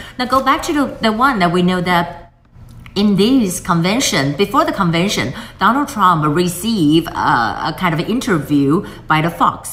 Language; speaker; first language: English; non-native, fluent; Chinese